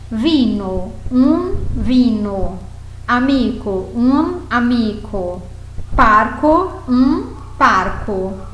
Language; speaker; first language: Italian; non-native, fluent; Portuguese